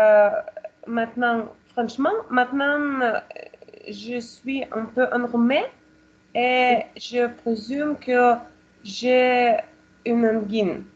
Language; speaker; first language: French; non-native, learner; Russian